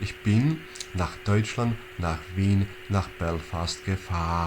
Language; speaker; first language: German; non-native, fluent; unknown